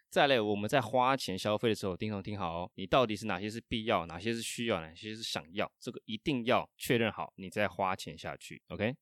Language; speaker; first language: Chinese; non-native, fluent; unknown